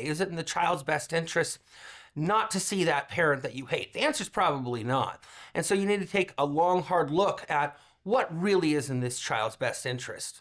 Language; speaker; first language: English; native; English